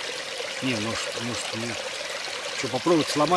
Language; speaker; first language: Russian; native; Russian